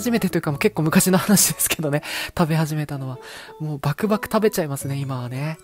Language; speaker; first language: Japanese; native; Japanese